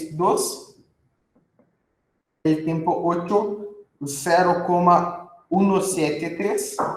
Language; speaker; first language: Spanish; non-native, fluent; Portuguese